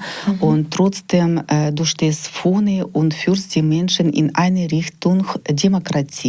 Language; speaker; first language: German; non-native, learner; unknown